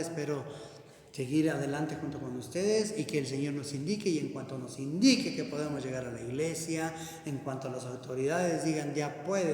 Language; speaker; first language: Spanish; native; Spanish